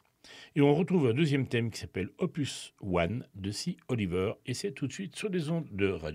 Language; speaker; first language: French; native; French